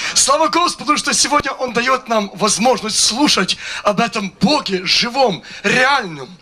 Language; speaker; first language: Russian; native; Russian